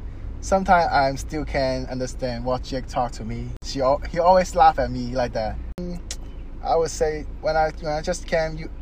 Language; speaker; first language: English; non-native, local second language; Cantonese